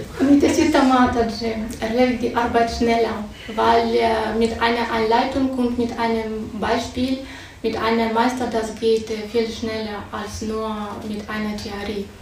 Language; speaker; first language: German; non-native, fluent; Russian